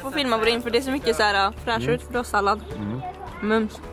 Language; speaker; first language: Swedish; native; Swedish